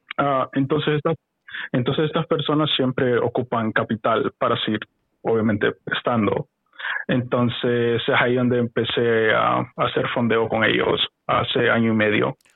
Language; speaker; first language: Spanish; native; Spanish